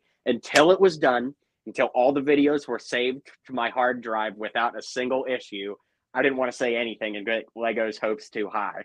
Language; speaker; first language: English; native; English